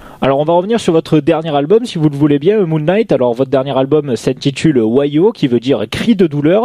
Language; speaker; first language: French; native; French